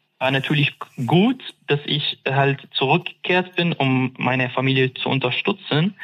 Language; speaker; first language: German; non-native, fluent; Arabic